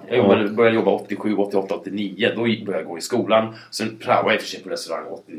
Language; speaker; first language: Swedish; early bilingual, other home language; English